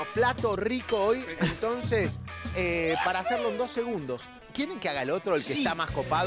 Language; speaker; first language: Spanish; native; Spanish